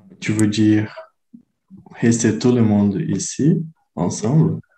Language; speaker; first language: French; non-native, learner; Portuguese